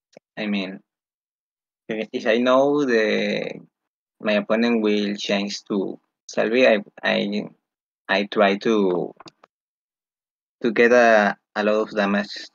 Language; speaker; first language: English; non-native, fluent; Spanish